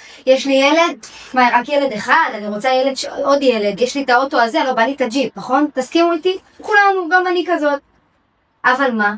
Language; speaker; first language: Hebrew; native; Hebrew